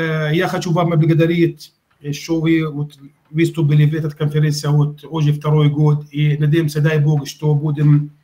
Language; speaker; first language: Russian; non-native, fluent; Arabic